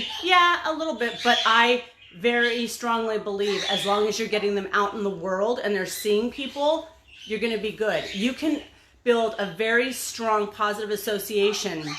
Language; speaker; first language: English; native; English